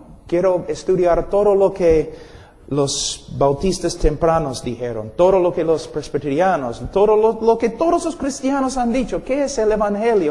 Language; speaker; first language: Spanish; non-native, fluent; English